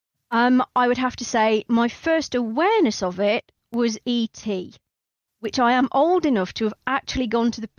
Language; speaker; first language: English; native; English